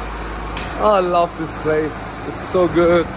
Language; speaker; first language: English; non-native, fluent; German